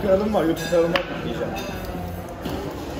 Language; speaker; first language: Turkish; native; Turkish